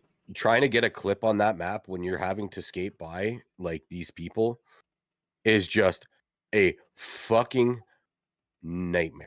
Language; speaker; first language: English; native; English